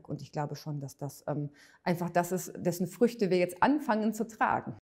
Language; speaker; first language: German; native; German